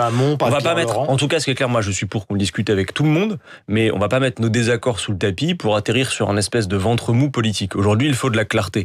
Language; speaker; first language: French; native; French